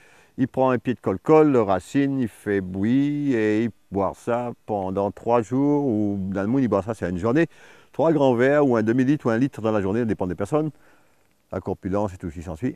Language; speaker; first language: French; native; French